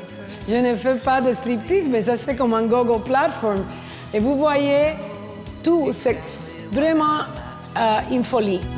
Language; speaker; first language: French; non-native, fluent; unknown